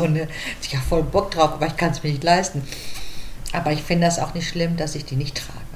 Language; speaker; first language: German; native; German